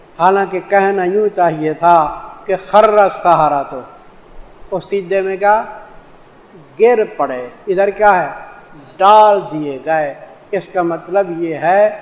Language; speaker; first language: Urdu; non-native, local second language; Saraiki